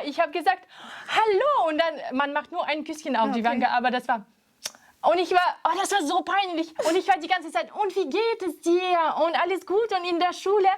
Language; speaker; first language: German; non-native, fluent; French